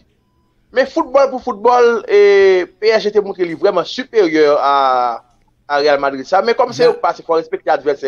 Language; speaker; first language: French; non-native, local second language; Haitian Creole